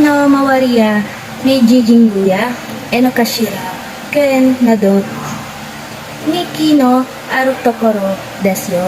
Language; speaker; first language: Japanese; non-native, learner; Filipino